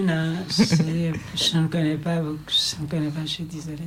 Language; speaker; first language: French; non-native, learner; Oromo